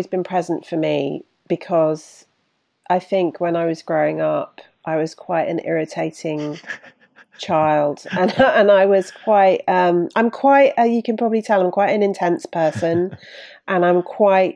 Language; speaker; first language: English; native; English